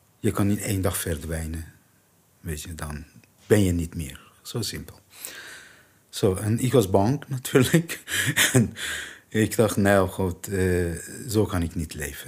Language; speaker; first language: Dutch; non-native, learner; Persian